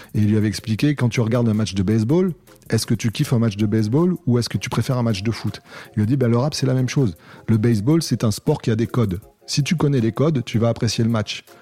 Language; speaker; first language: French; native; French